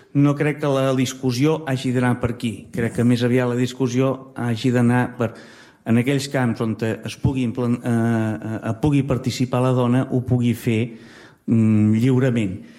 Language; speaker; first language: Catalan; native; Catalan